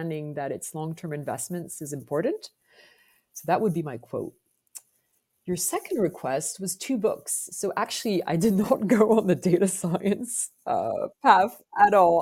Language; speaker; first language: English; non-native, fluent; French